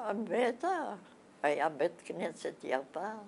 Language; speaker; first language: Hebrew; non-native, fluent; Bulgarian